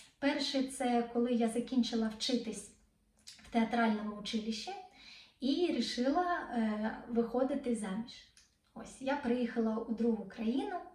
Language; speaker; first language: Ukrainian; non-native, local second language; Russian